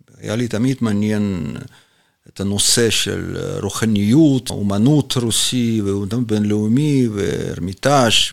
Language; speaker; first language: Hebrew; non-native, fluent; Russian